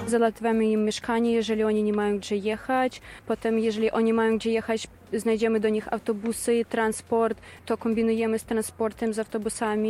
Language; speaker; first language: Polish; non-native, fluent; Ukrainian